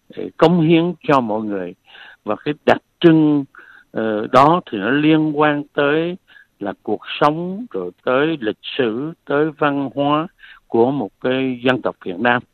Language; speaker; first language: Vietnamese; native; Vietnamese